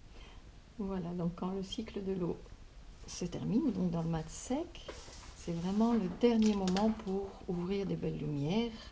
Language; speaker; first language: French; native; French